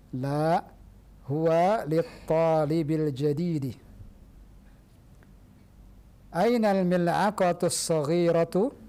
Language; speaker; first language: Arabic; non-native, fluent; Indonesian